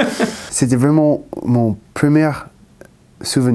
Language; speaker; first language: French; non-native, fluent; English